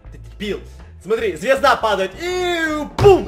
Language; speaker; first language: Russian; native; Russian